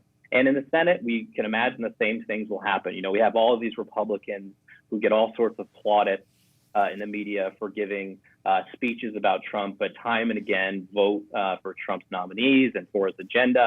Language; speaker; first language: English; native; English